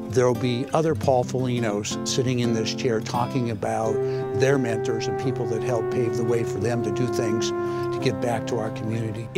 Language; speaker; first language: English; native; English